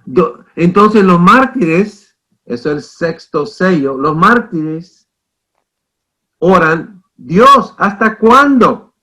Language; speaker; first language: Spanish; non-native, fluent; English